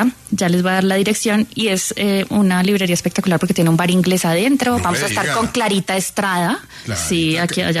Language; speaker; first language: Spanish; native; Spanish